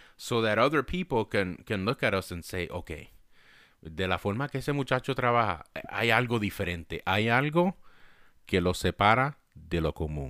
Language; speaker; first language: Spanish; early bilingual, heritage; Spanish